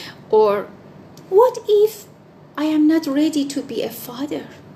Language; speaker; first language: English; non-native, fluent; Persian